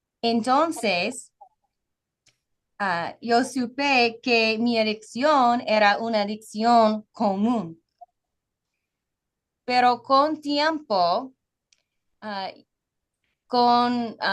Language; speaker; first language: Spanish; non-native, fluent; English